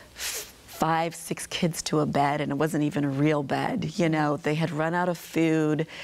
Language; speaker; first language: English; native; English